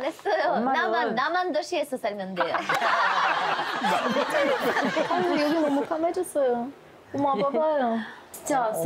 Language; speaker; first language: Korean; non-native, learner; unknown